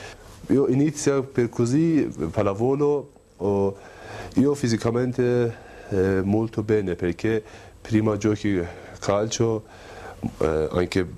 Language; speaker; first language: Italian; non-native, learner; Persian